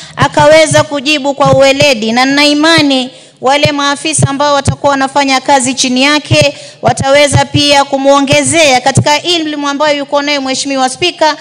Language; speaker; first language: Swahili; native; Swahili